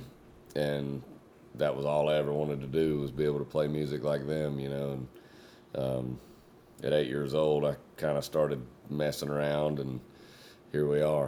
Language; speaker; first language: English; native; English